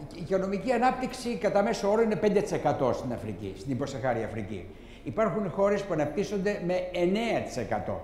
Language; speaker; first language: Greek; native; Greek